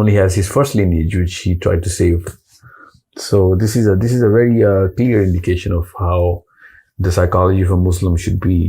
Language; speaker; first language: English; non-native, local second language; Urdu